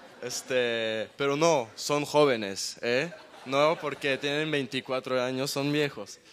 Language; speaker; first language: Spanish; early bilingual, heritage; Spanish